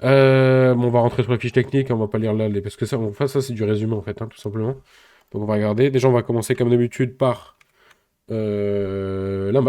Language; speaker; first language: French; native; French